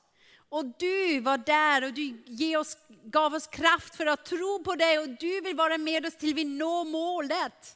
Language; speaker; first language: Swedish; non-native, fluent; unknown